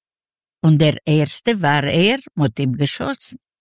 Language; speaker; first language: German; non-native, learner; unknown